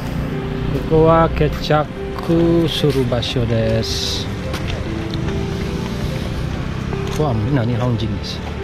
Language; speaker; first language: Japanese; non-native, learner; Indonesian